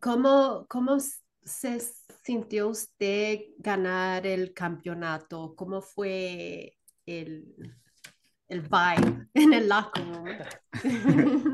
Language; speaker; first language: Spanish; early bilingual, heritage; Spanish